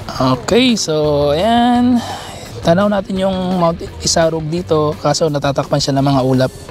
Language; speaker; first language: Filipino; non-native, local second language; Cebuano